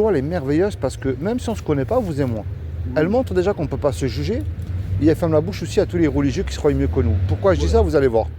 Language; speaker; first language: French; native; French